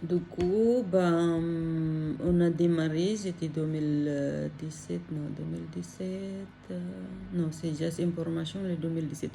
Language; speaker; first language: French; non-native, learner; Filipino